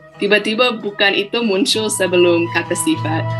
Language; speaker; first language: Indonesian; non-native, fluent; English